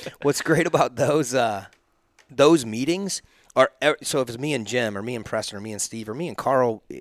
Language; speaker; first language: English; native; English